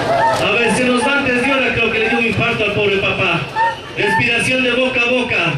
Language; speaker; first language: Spanish; native; Spanish